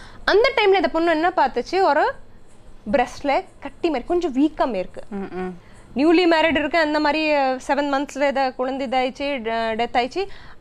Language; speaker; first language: Tamil; non-native, learner; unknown